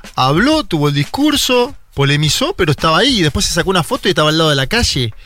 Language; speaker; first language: Spanish; native; Spanish